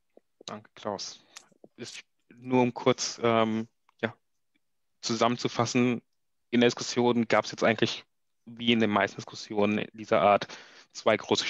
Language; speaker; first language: German; native; German